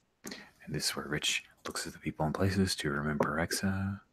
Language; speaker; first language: English; native; English